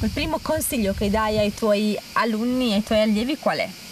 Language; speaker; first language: Italian; native; Italian